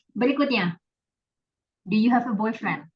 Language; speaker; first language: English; non-native, fluent; Indonesian